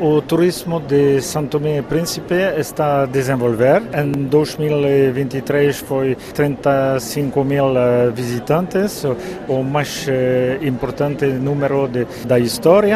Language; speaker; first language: Portuguese; non-native, fluent; French